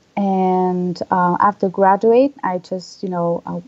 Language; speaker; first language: English; non-native, fluent; Vietnamese